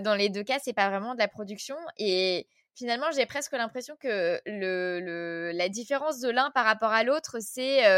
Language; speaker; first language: French; native; French